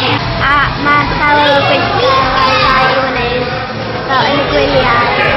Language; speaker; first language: Welsh; non-native, local second language; English